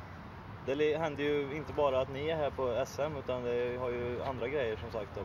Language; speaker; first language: Swedish; native; Swedish